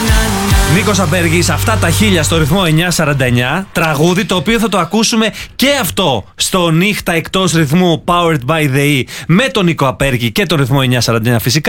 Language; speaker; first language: Greek; native; Greek